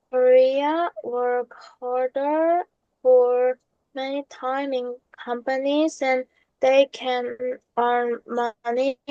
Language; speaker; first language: English; non-native, learner; Korean